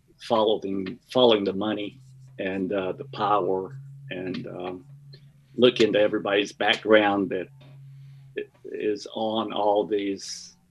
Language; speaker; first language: English; native; English